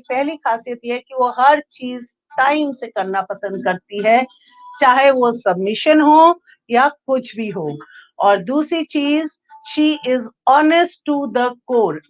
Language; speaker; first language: Hindi; native; Hindi